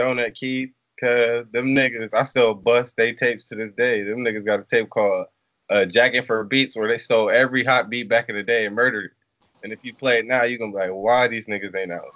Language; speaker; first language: English; native; English